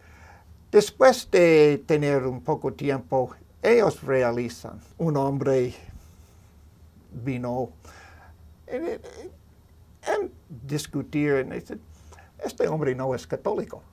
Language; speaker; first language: Spanish; non-native, learner; English